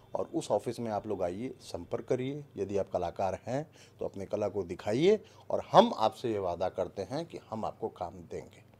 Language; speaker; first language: Hindi; native; Hindi